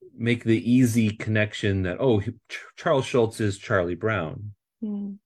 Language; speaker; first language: English; native; English